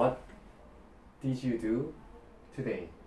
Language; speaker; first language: English; non-native, fluent; Korean